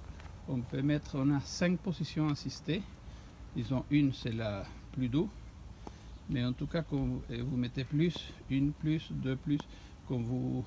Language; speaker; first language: French; non-native, fluent; Spanish